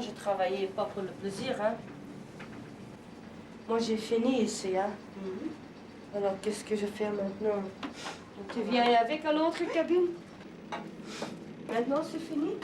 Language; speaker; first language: French; non-native, learner; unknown